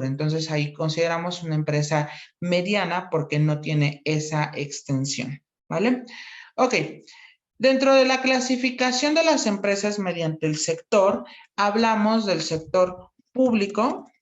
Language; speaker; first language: Spanish; native; Spanish